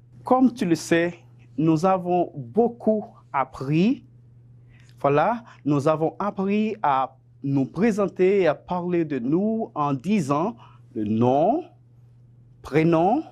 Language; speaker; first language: French; non-native, fluent; Spanish